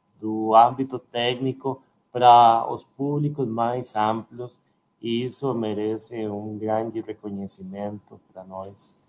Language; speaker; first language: Portuguese; non-native, learner; Spanish